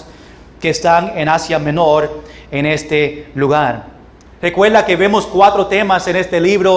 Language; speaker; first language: Spanish; non-native, fluent; English